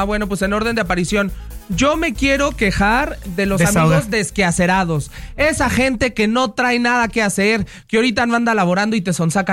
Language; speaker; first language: Spanish; native; Spanish